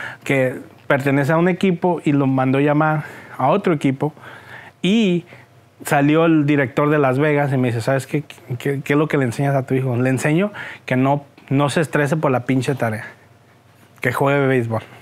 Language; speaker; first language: Spanish; early bilingual, heritage; Spanish